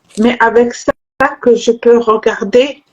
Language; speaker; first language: French; non-native, local second language; Arabic